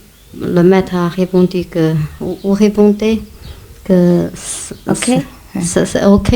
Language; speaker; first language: French; non-native, learner; Chinese